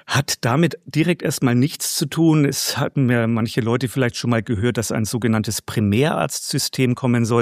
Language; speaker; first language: German; native; German